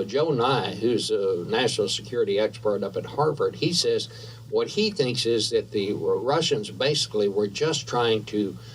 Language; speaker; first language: English; native; English